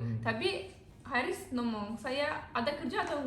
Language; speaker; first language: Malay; non-native, learner; Turkish